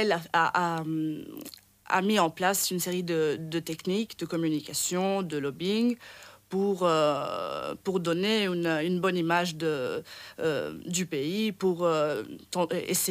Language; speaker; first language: French; non-native, fluent; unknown